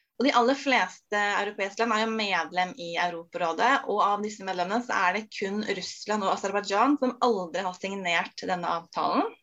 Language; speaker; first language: Norwegian; native; Norwegian